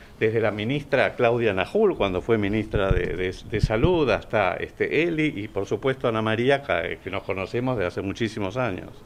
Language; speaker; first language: Spanish; native; Spanish